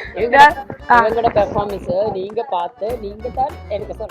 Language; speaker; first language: Tamil; non-native, learner; Malayalam